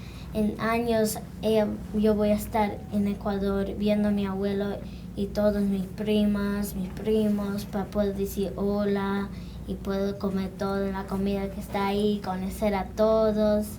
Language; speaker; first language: Spanish; early bilingual, heritage; English